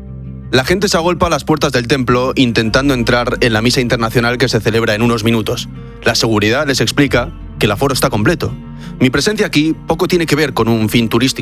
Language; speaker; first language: Spanish; native; Spanish